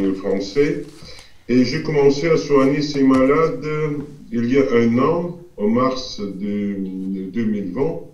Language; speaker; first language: French; non-native, fluent; Russian